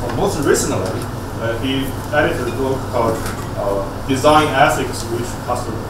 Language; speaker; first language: English; non-native, fluent; Chinese